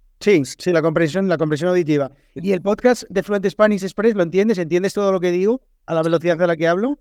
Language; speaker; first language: Spanish; native; Spanish